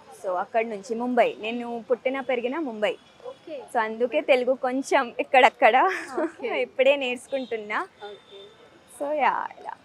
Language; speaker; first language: Telugu; early bilingual, heritage; Telugu